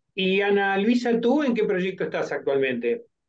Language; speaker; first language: Spanish; native; Spanish